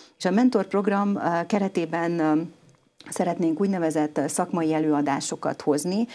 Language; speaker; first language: Hungarian; native; Hungarian